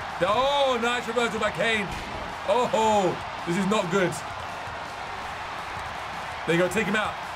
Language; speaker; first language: English; native; English